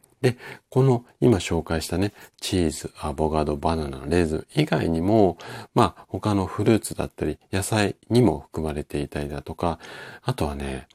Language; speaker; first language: Japanese; native; Japanese